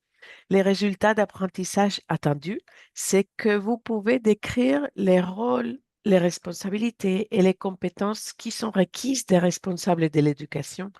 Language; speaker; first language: French; non-native, fluent; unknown